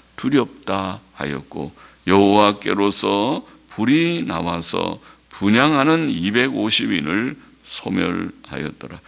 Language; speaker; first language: Korean; native; Korean